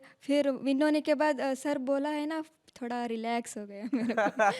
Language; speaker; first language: Hindi; non-native, local second language; Kannada